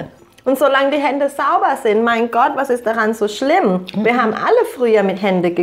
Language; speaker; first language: German; early bilingual, other home language; Thai